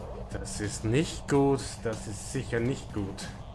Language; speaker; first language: German; native; German